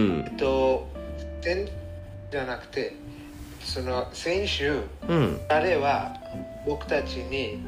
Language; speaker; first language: Japanese; non-native, learner; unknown